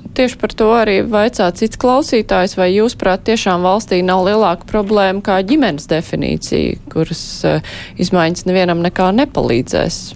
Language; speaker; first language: Latvian; native; Latvian